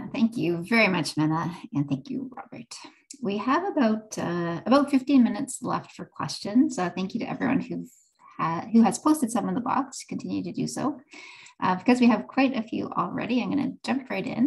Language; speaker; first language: English; native; English